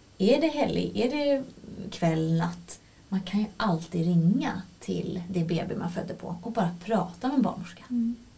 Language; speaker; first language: Swedish; native; Swedish